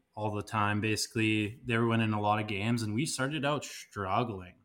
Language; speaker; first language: English; native; English